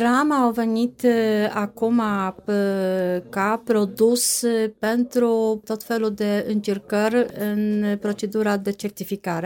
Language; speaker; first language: Romanian; non-native, fluent; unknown